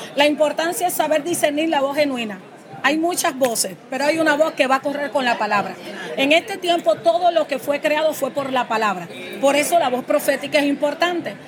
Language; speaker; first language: Spanish; early bilingual, heritage; Spanish